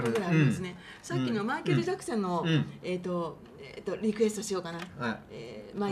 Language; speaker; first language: Japanese; native; Japanese